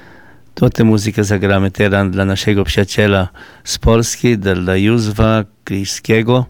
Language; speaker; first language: Polish; early bilingual, heritage; Polish